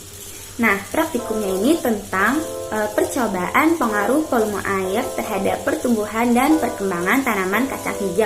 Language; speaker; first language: Indonesian; non-native, local second language; Banjar